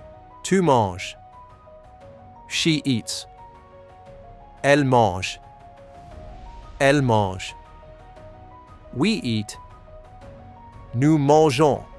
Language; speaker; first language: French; non-native, fluent; English